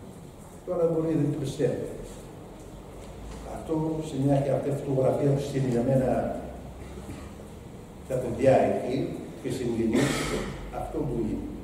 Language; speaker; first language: Greek; non-native, learner; Arabic